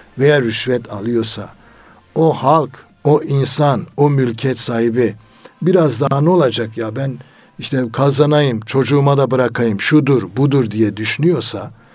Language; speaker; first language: Turkish; native; Turkish